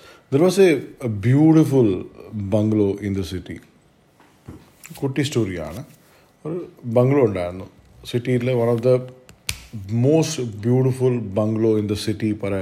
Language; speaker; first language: English; non-native, local second language; Malayalam